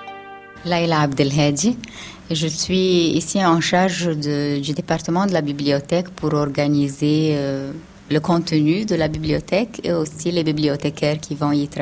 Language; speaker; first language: French; non-native, fluent; Arabic